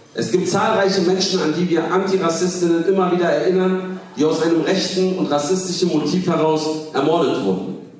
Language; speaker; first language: German; early bilingual, other home language; Kurdish